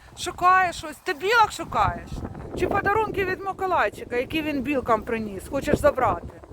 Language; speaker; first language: Ukrainian; non-native, local second language; Russian